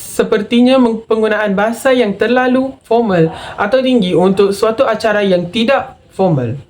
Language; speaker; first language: Malay; non-native, local second language; Tamil